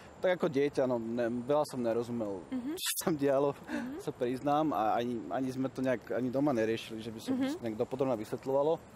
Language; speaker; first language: Slovak; native; Slovak